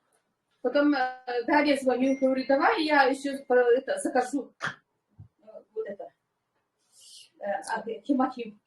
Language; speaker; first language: Russian; non-native, local second language; Yakut